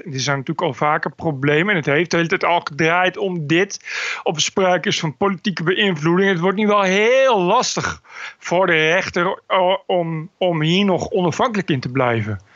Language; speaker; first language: Dutch; native; Dutch